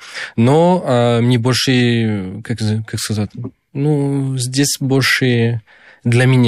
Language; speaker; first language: Russian; non-native, fluent; French